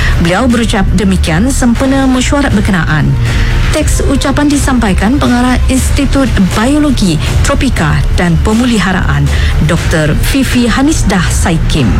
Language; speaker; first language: Malay; native; Malay